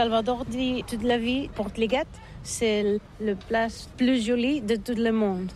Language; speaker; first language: French; non-native, learner; Catalan